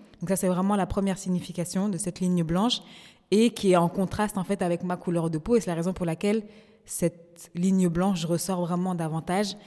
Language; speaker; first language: French; native; French